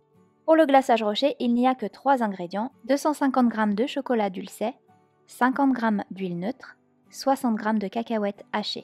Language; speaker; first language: French; native; French